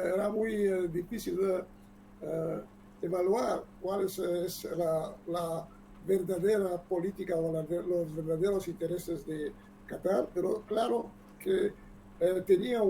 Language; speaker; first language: Spanish; non-native, learner; Hebrew